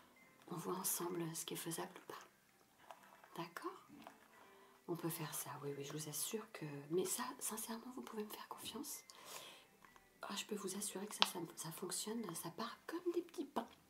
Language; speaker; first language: French; native; French